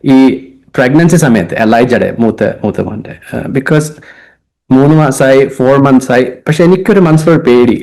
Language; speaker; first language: Malayalam; early bilingual, heritage; Hindi